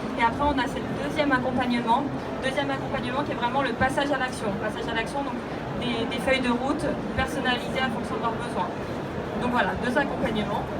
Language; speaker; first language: French; native; French